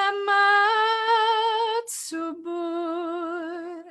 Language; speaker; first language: Indonesian; non-native, fluent; English